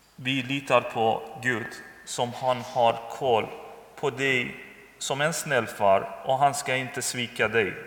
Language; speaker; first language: Swedish; non-native, learner; Persian